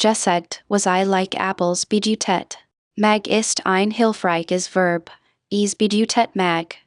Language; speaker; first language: German; non-native, fluent; English